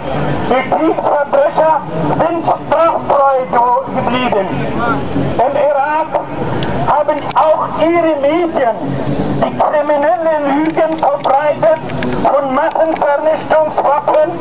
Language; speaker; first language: German; non-native, fluent; Arabic